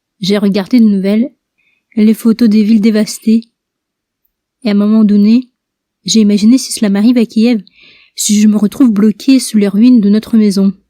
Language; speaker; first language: French; non-native, fluent; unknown